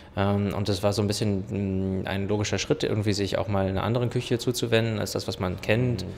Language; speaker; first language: German; native; German